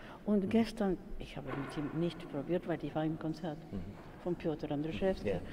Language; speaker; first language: German; non-native, learner; Spanish